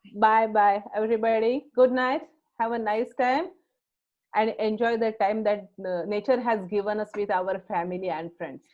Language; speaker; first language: English; non-native, local second language; Marathi